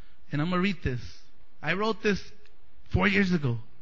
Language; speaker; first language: English; non-native, fluent; Spanish